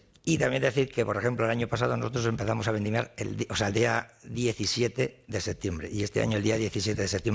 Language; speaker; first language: Spanish; native; Spanish